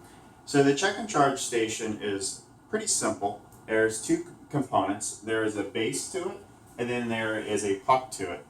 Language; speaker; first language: English; native; English